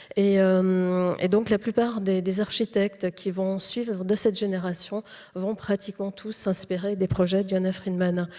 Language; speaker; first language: French; native; French